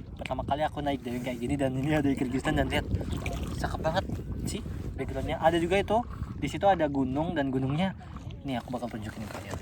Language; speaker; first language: Indonesian; native; Indonesian